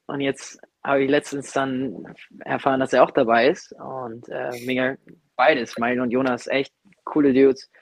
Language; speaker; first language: German; native; German